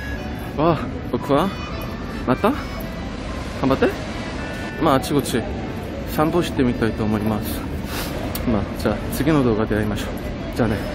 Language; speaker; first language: Japanese; non-native, fluent; Korean